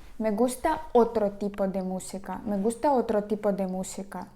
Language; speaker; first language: Spanish; non-native, fluent; Ukrainian